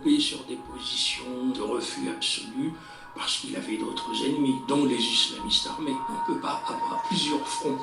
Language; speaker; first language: French; non-native, local second language; Kabyle